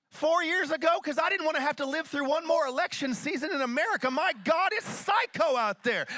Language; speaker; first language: English; native; English